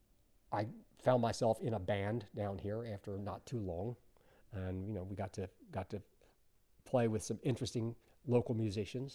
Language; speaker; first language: English; native; English